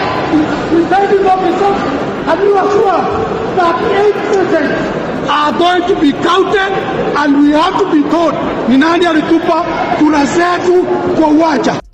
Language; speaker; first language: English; non-native, local second language; Swahili